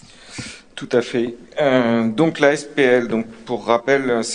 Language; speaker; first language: French; native; French